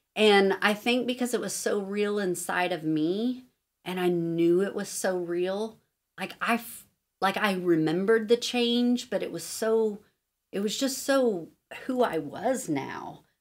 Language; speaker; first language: English; native; English